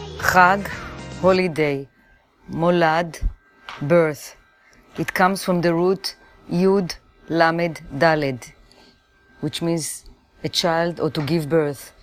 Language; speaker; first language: English; non-native, fluent; Hebrew